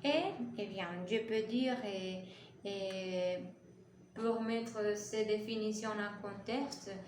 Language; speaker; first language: French; non-native, learner; Spanish